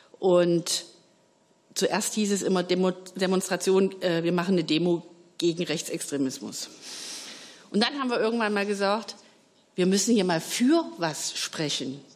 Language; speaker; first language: German; native; German